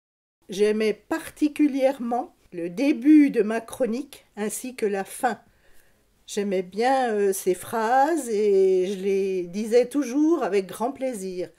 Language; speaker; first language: French; native; French